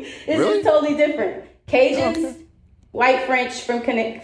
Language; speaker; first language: English; native; English